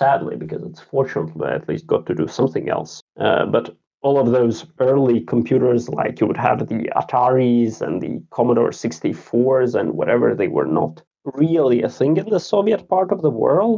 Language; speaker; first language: English; non-native, fluent; Latvian